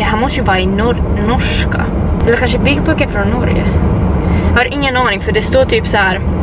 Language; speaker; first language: Swedish; native; Swedish